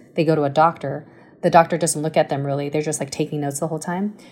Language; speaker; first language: English; early bilingual, other home language; Chinese